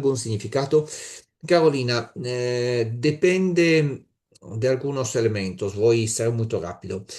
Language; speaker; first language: Spanish; non-native, learner; Italian